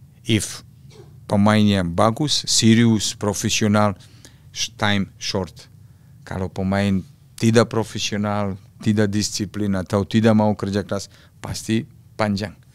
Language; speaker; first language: Indonesian; non-native, fluent; Serbian